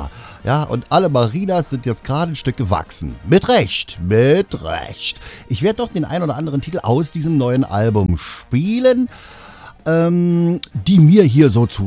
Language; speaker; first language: German; native; German